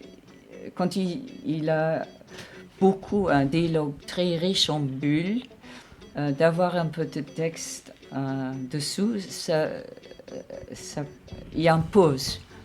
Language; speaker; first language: French; non-native, fluent; English